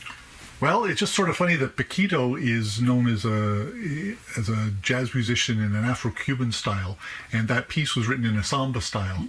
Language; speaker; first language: English; native; English